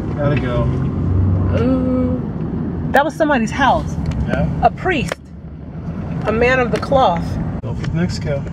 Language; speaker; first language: English; native; English